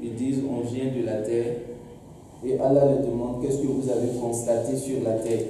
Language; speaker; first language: French; non-native, local second language; Dyula